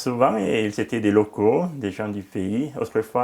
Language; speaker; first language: French; non-native, local second language; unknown